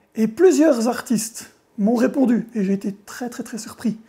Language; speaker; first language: French; native; French